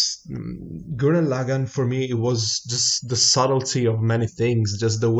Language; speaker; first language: English; non-native, fluent; Italian